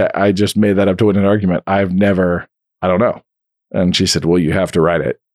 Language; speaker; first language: English; native; English